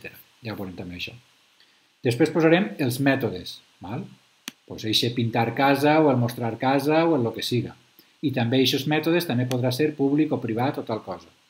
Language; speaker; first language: Catalan; native; Catalan